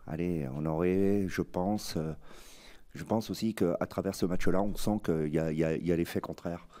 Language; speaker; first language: French; native; French